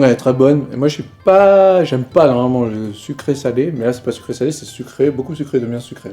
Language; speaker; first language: French; native; French